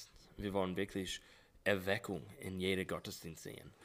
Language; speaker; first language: German; non-native, fluent; English